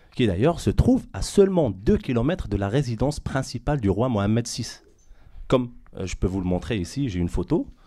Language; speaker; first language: French; non-native, local second language; Arabic